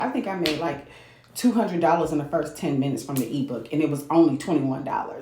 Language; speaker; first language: English; native; English